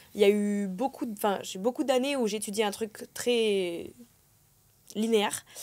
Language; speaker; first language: French; native; French